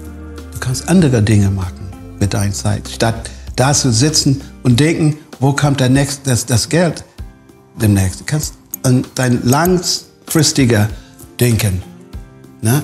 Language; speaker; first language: German; non-native, fluent; English